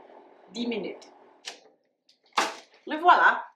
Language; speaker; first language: French; non-native, learner; English